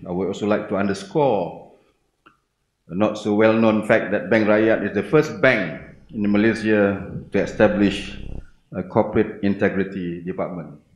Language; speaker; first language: English; non-native, local second language; Malay